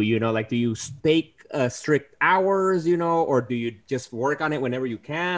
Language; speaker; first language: English; early bilingual, other home language; Spanish